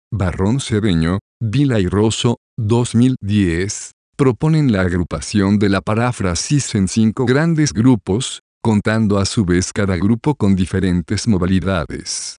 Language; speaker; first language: Spanish; native; Spanish